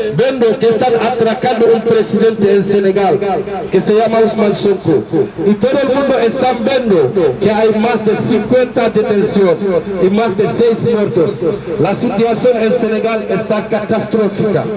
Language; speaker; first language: Spanish; non-native, fluent; Wolof